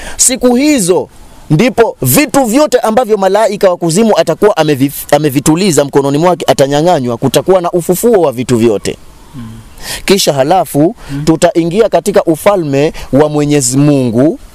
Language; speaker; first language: Swahili; native; Swahili